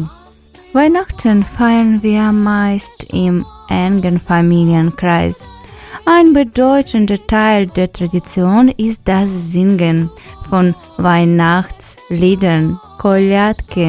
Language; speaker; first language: German; non-native, fluent; Ukrainian